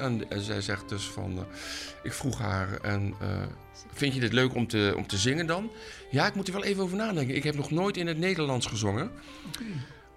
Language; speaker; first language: Dutch; native; Dutch